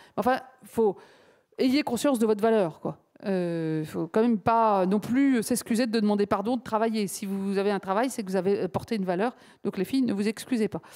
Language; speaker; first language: French; native; French